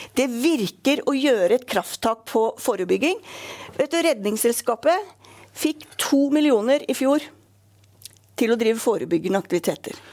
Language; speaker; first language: Norwegian; native; Norwegian